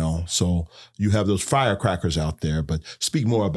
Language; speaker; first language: English; native; English